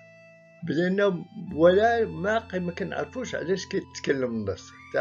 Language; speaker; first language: Arabic; native; Arabic